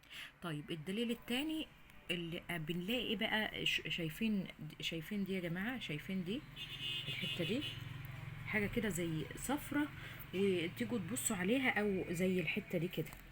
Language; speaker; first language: Arabic; native; Arabic